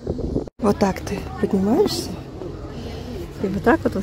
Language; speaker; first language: Russian; native; Russian